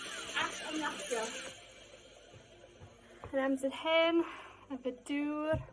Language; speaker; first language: Welsh; non-native, local second language; English